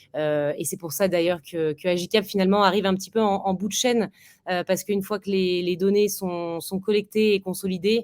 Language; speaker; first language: French; native; French